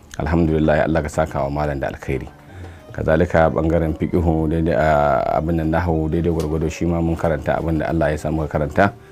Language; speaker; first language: Hausa; native; Hausa